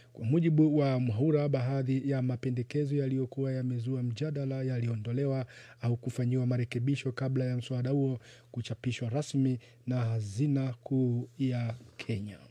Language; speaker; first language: Swahili; native; Swahili